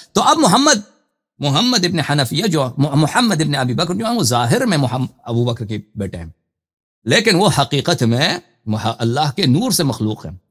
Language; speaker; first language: Urdu; non-native, fluent; Persian